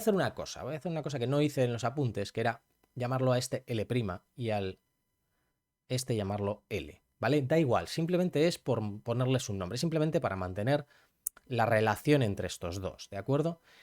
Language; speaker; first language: Spanish; native; Spanish